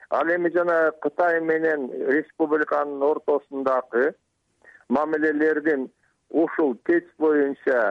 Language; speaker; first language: Kyrgyz; native; Kyrgyz